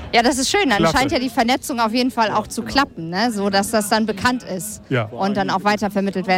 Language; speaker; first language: German; native; German